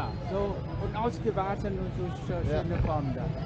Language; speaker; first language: German; non-native, fluent; Vietnamese